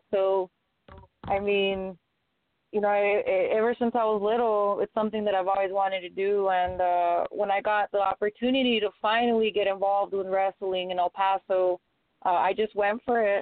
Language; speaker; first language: English; native; English